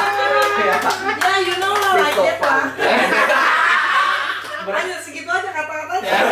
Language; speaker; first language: Indonesian; native; Indonesian